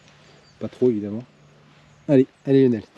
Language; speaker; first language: French; native; French